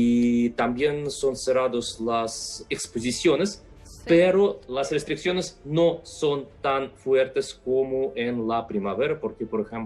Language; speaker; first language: Spanish; non-native, fluent; Russian